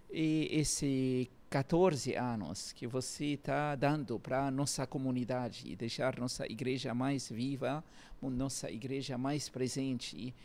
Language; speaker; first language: Portuguese; non-native, learner; Arabic